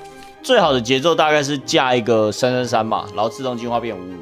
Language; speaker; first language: Chinese; native; Chinese